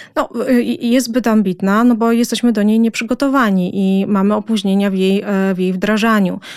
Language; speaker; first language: Polish; native; Polish